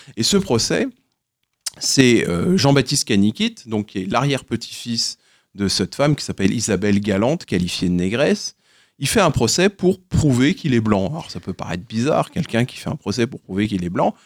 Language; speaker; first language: French; native; French